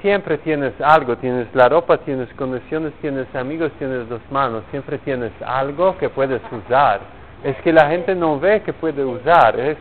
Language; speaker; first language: Spanish; non-native, learner; Polish